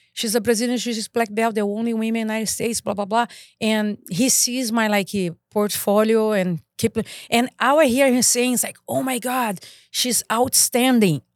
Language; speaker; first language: English; non-native, fluent; Portuguese